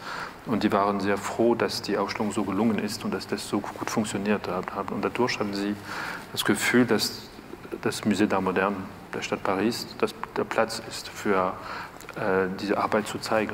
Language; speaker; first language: German; non-native, fluent; French